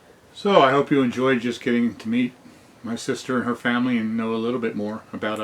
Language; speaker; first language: English; native; English